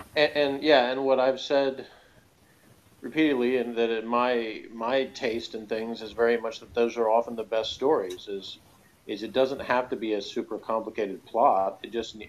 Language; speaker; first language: English; native; English